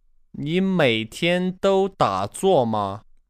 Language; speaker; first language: Chinese; non-native, learner; English